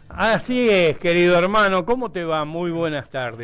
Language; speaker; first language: Spanish; native; Spanish